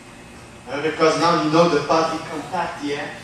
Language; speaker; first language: English; non-native, fluent; French